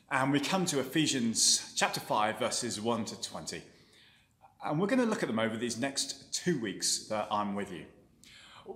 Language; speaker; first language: English; native; English